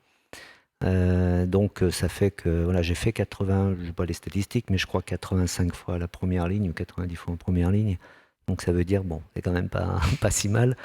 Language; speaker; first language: French; native; French